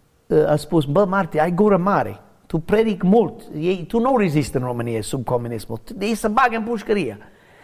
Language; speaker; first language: Romanian; non-native, learner; English